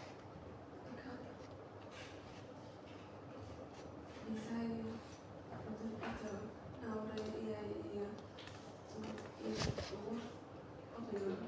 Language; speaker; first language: English; non-native, learner; Vietnamese